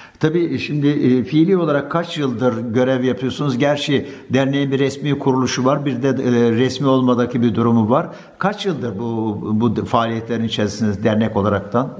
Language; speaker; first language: Turkish; native; Turkish